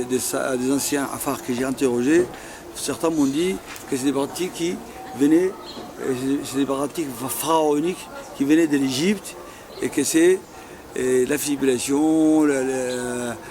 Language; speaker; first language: French; non-native, local second language; Afar